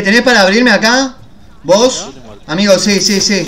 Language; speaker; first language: Spanish; native; Spanish